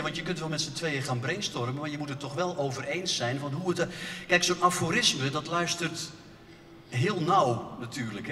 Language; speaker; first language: Dutch; native; Dutch